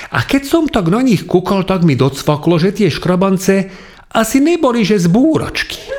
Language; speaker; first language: Slovak; non-native, local second language; Hungarian